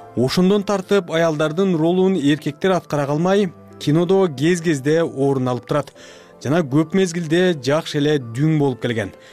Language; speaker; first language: Kyrgyz; native; Kyrgyz